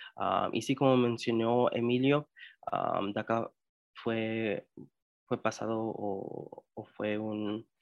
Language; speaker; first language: Spanish; early bilingual, heritage; Spanish